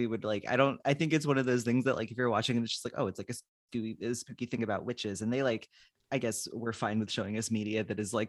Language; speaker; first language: English; native; English